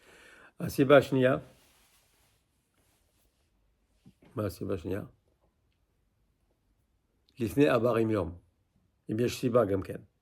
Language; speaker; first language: Hebrew; non-native, fluent; English